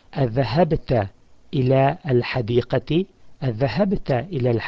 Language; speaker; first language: Arabic; non-native, fluent; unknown